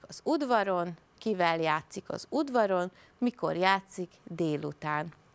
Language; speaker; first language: Hungarian; native; Hungarian